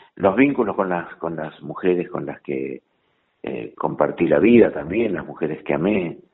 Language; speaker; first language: Spanish; native; Spanish